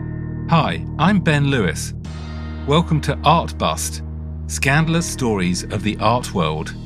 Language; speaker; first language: English; native; English